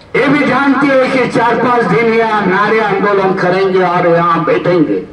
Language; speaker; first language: Hindi; non-native, local second language; Marathi